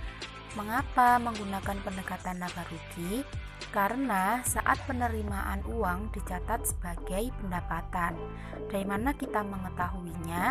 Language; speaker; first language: Indonesian; native; Indonesian